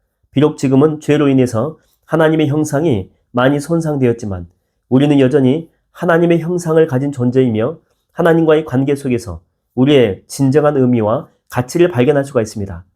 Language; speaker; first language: Korean; native; Korean